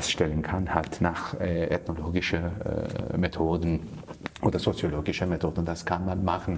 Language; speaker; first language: German; non-native, fluent; Kurdish